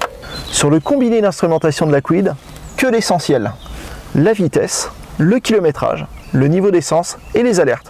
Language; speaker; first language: French; native; French